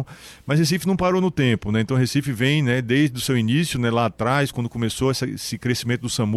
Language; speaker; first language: Portuguese; native; Portuguese